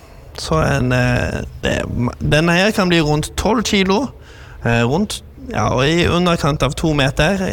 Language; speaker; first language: Norwegian; native; Norwegian